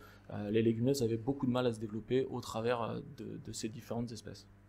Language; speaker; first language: French; native; French